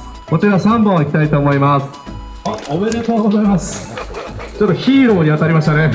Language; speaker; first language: Japanese; native; Japanese